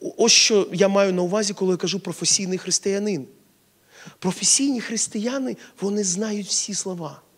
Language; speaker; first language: Ukrainian; non-native, local second language; Russian